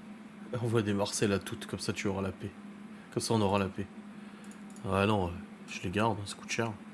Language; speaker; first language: French; native; French